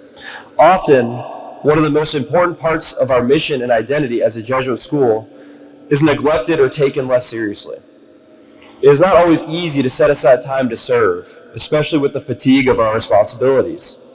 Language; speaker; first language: English; native; English